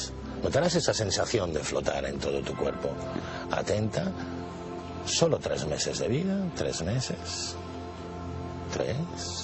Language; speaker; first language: Spanish; native; Spanish